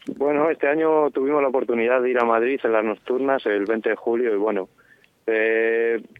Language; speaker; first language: Spanish; native; Spanish